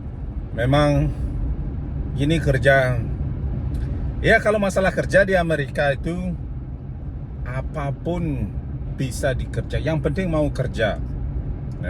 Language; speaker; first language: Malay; non-native, local second language; Balinese